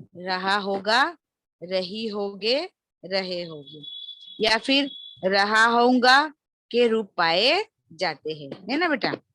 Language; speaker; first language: Hindi; non-native, local second language; Marathi